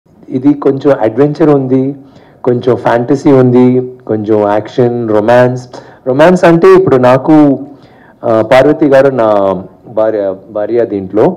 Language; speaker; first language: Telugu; non-native, fluent; Tamil